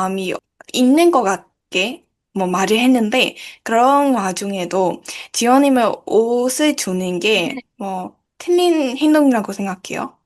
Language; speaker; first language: Korean; non-native, learner; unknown